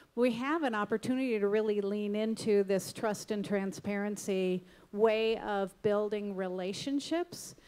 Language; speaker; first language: English; native; English